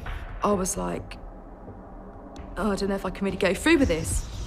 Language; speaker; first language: English; native; English